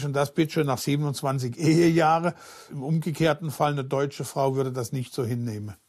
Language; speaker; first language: German; native; German